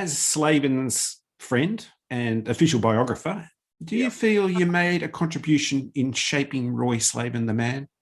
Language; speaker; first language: English; native; English